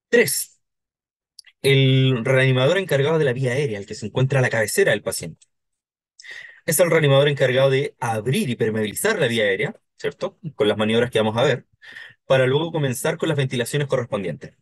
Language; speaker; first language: Spanish; native; Spanish